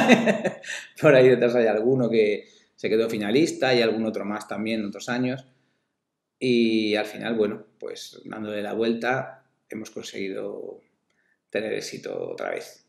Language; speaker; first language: Spanish; native; Spanish